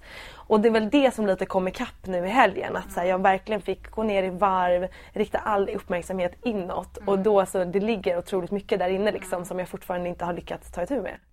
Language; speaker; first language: Swedish; native; Swedish